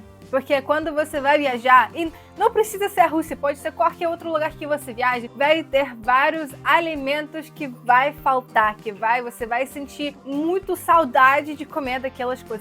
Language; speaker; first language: Portuguese; non-native, fluent; Russian